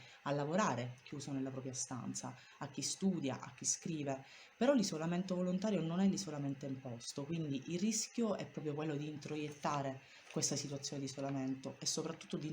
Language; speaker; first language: Italian; native; Italian